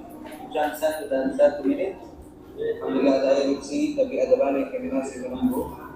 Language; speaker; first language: Indonesian; non-native, fluent; Arabic